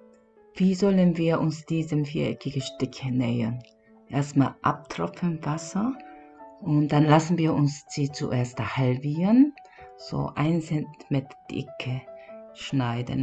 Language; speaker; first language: German; non-native, learner; Korean